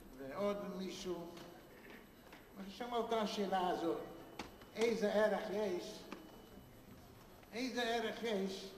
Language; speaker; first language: Hebrew; non-native, fluent; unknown